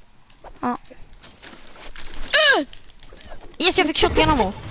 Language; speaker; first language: Swedish; native; Swedish